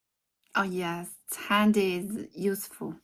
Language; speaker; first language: English; non-native, learner; Chinese